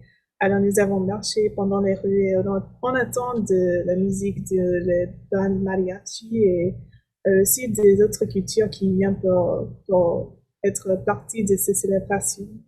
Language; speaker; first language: French; non-native, learner; English